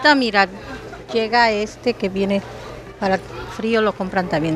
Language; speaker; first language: Spanish; native; Spanish